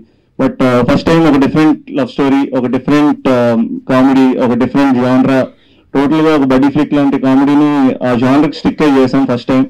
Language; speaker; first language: Telugu; native; Telugu